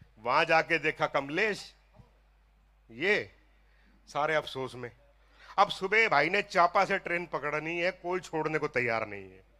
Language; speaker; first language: Hindi; non-native, local second language; Punjabi